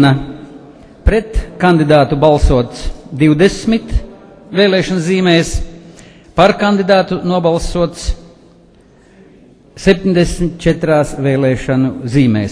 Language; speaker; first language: Latvian; native; Latvian